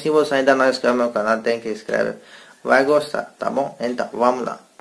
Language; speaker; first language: Portuguese; non-native, learner; Hindi